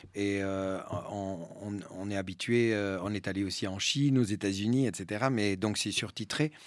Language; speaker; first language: French; early bilingual, other home language; Spanish